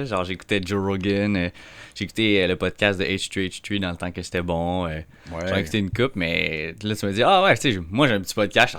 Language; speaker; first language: French; native; French